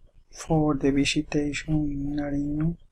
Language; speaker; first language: English; non-native, learner; Spanish